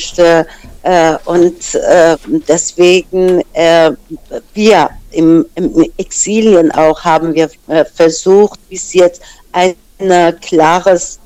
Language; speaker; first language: German; non-native, fluent; Persian